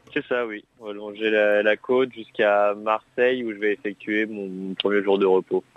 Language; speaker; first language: French; native; French